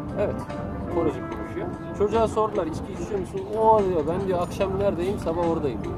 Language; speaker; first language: Turkish; native; Turkish